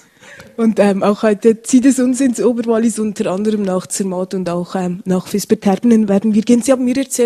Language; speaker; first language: German; native; German